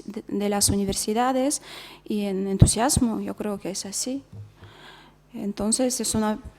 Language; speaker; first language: Spanish; non-native, fluent; Russian